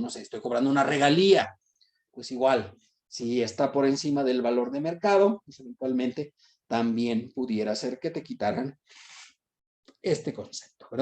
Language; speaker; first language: Spanish; native; Spanish